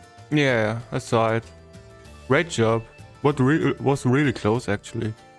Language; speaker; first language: English; non-native, fluent; German